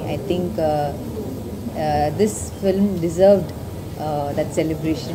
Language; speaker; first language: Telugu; non-native, learner; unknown